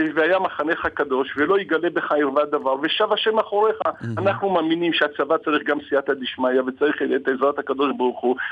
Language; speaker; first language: Hebrew; early bilingual, other home language; Arabic